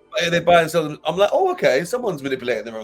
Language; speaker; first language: English; native; English